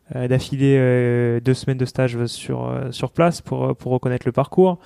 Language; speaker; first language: French; native; French